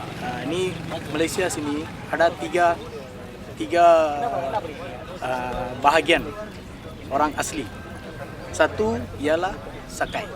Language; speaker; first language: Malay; non-native, local second language; Tamil